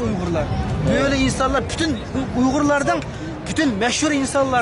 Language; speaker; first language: Turkish; non-native, learner; Uyghur